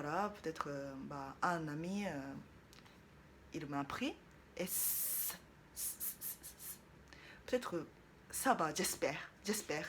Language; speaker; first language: French; non-native, learner; Japanese